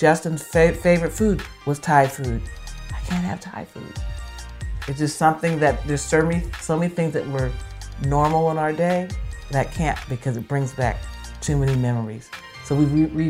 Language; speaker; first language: English; native; English